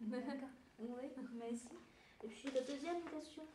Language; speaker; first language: French; non-native, learner; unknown